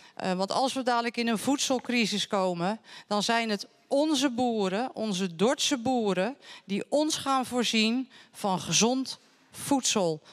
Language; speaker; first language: Dutch; native; Dutch